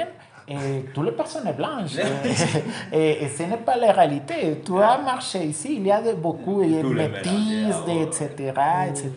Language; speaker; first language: French; non-native, learner; Spanish